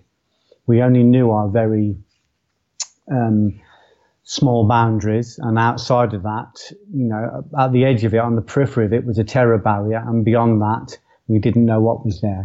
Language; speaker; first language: English; native; English